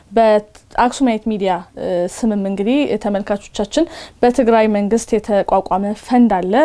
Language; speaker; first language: Amharic; non-native, local second language; Tigrinya